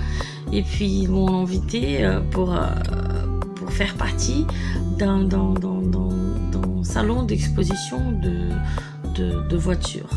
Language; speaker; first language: French; non-native, fluent; Portuguese